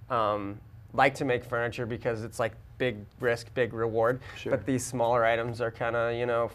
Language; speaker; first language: English; native; English